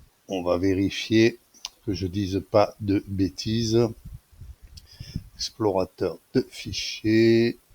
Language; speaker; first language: French; native; French